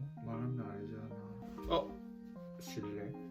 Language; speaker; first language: Korean; non-native, learner; Japanese